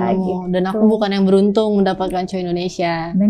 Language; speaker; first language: Indonesian; native; Indonesian